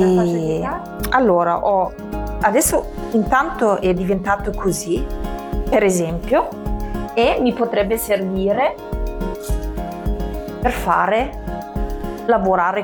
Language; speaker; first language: Italian; non-native, fluent; German